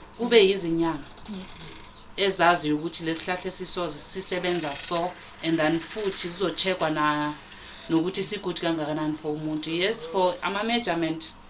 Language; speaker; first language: Zulu; non-native, local second language; South Ndebele